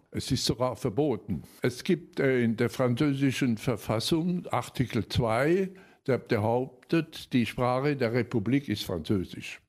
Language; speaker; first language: German; non-native, local second language; Swiss German